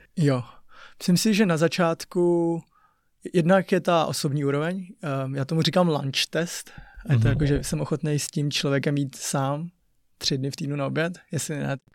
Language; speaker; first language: Czech; early bilingual, other home language; Chinese